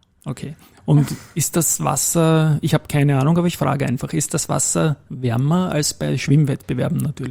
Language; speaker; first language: German; native; German